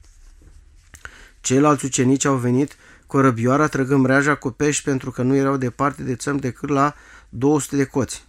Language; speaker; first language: Romanian; native; Romanian